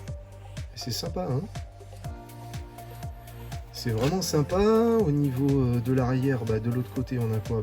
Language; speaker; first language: French; native; French